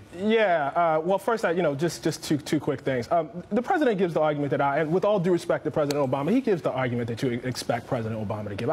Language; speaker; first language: English; native; English